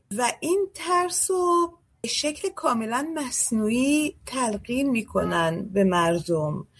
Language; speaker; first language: Persian; early bilingual, heritage; Persian